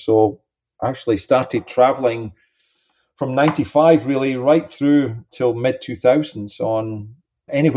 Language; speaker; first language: English; native; English